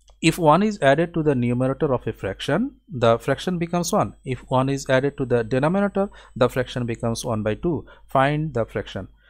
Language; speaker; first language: English; non-native, local second language; Bangla